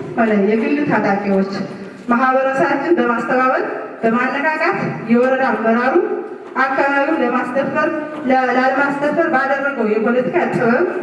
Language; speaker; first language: Amharic; non-native, local second language; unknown